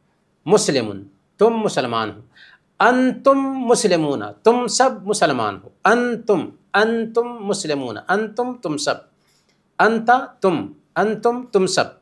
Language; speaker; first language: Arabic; non-native, fluent; Urdu